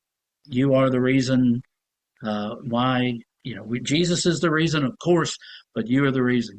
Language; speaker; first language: English; native; English